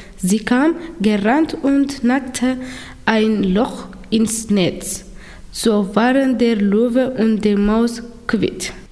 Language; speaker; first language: German; non-native, learner; Tigrinya